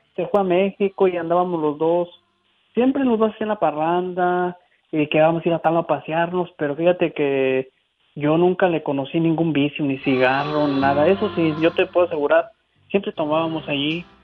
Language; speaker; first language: Spanish; native; Spanish